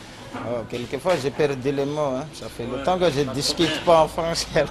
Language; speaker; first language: French; non-native, local second language; Malagasy